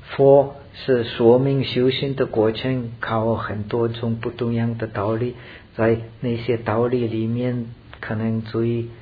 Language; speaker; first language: Chinese; non-native, fluent; Czech